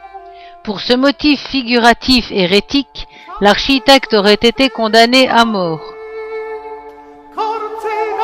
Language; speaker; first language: French; native; French